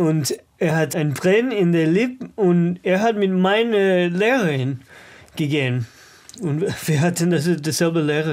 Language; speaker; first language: German; non-native, learner; English